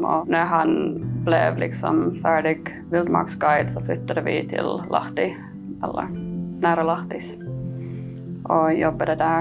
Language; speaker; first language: Swedish; non-native, fluent; English